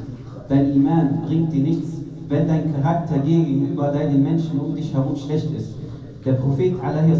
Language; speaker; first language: German; native; German